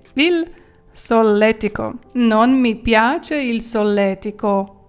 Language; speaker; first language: Italian; non-native, fluent; Ukrainian